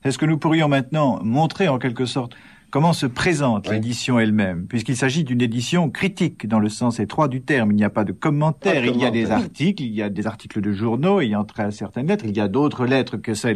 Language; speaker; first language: French; native; French